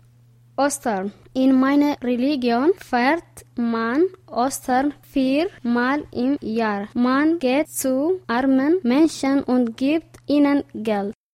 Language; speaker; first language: German; non-native, learner; Tigrinya